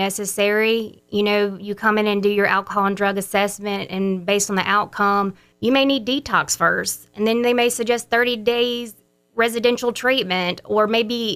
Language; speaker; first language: English; native; English